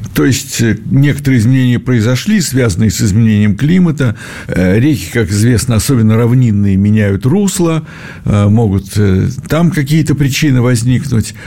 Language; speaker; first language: Russian; native; Russian